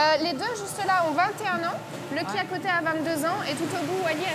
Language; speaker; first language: French; native; French